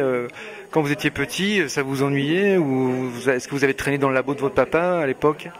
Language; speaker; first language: French; native; French